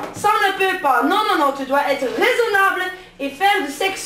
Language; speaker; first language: French; non-native, learner; Dutch